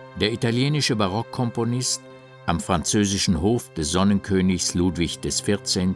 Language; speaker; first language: German; native; German